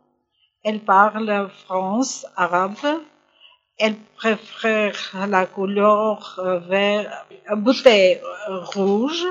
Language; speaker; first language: French; non-native, learner; Arabic